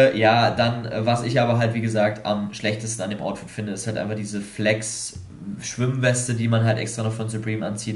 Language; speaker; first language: German; native; German